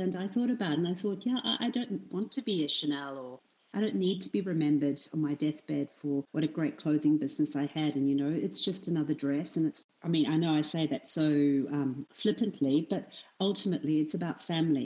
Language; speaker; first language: English; native; English